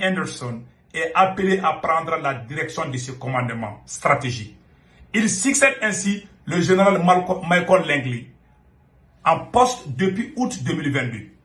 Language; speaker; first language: French; non-native, local second language; Bambara